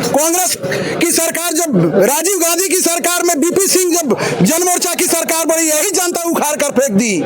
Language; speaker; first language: Hindi; native; Hindi